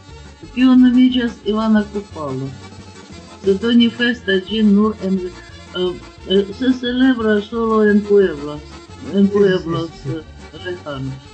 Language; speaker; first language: Spanish; non-native, learner; Ukrainian